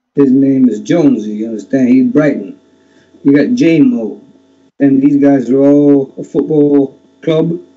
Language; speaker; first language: English; native; English